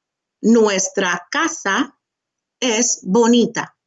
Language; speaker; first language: Spanish; non-native, fluent; English